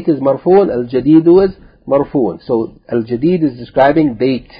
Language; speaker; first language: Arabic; non-native, fluent; English